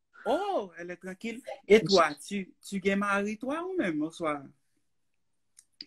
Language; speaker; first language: French; non-native, learner; Haitian Creole